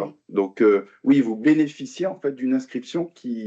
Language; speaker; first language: French; native; French